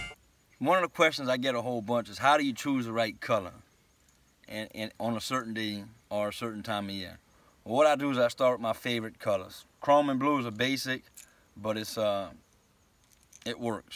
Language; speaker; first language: English; native; English